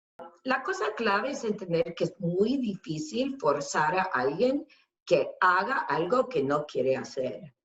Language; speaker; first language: Spanish; non-native, fluent; English